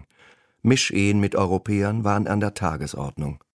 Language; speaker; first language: German; native; German